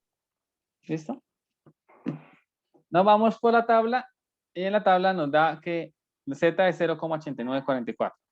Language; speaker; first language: Spanish; native; Spanish